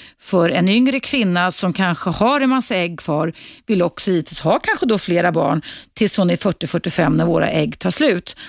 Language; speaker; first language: Swedish; native; Swedish